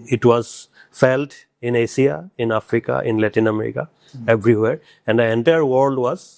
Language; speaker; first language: English; non-native, local second language; Assamese